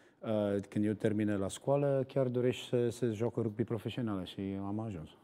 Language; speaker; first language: Romanian; non-native, learner; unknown